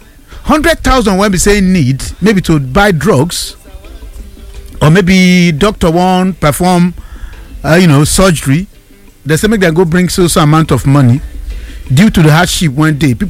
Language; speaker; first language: Nigerian Pidgin; non-native, local second language; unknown